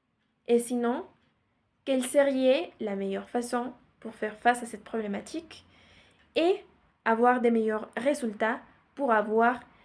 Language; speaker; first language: French; non-native, learner; Spanish